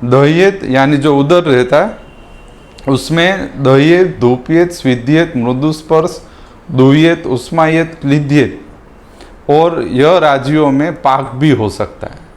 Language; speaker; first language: Hindi; non-native, local second language; Gujarati